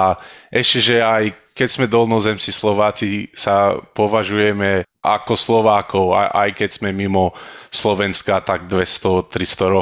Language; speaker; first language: Slovak; early bilingual, heritage; Slovak